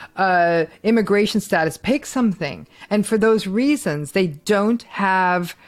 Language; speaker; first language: English; early bilingual, other home language; Hindi